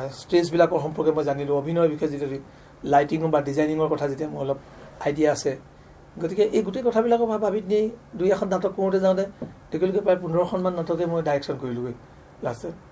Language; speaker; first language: Assamese; native; Assamese